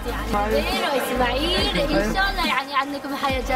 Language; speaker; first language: Arabic; non-native, learner; Japanese